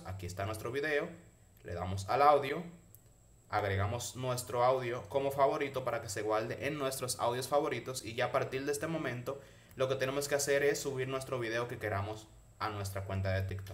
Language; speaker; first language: Spanish; native; Spanish